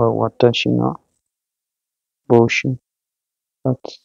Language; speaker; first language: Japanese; non-native, learner; Spanish